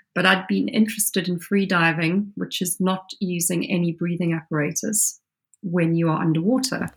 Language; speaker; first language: English; native; English